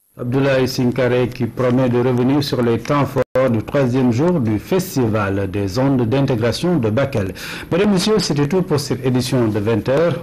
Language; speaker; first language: French; non-native, local second language; Wolof